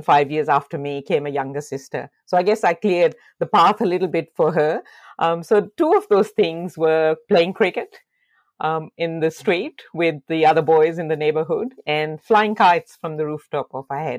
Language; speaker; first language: English; non-native, local second language; Urdu